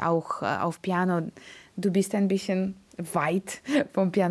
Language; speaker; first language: German; non-native, learner; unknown